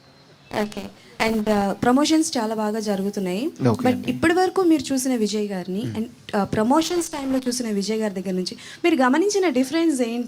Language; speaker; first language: Telugu; non-native, learner; Tamil